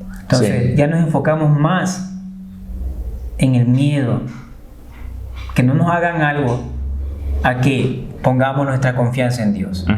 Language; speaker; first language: Spanish; native; Spanish